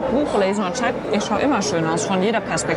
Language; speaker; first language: German; native; German